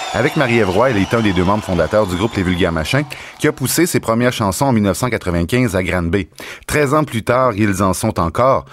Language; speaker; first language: French; native; French